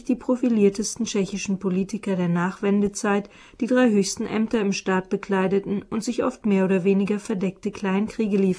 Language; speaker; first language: German; native; German